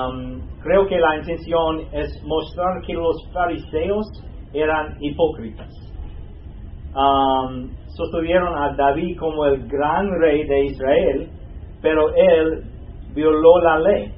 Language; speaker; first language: Spanish; non-native, fluent; English